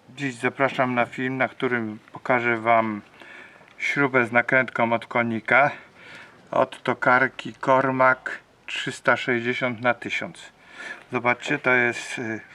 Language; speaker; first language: Polish; native; Polish